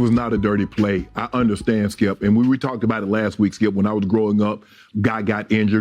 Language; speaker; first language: English; native; English